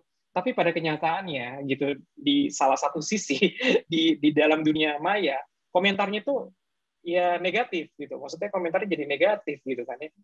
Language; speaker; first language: Indonesian; native; Indonesian